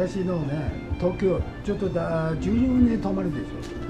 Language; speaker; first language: Japanese; non-native, learner; Cantonese